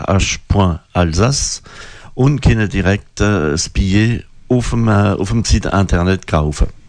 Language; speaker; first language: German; non-native, local second language; French